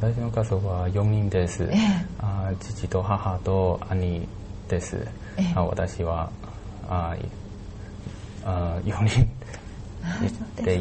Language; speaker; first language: Japanese; non-native, learner; Chinese